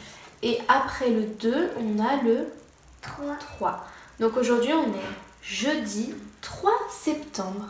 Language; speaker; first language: French; native; French